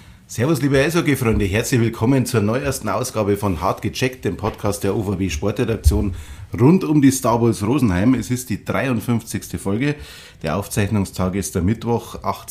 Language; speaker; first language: German; native; German